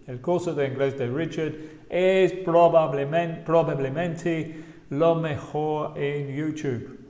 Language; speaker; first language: Spanish; non-native, fluent; English